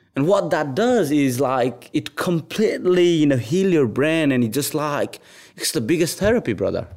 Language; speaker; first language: English; non-native, local second language; Nepali